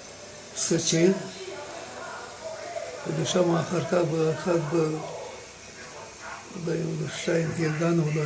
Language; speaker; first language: Hebrew; non-native, fluent; Romanian